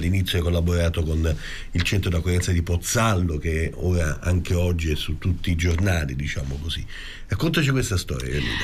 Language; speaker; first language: Italian; native; Italian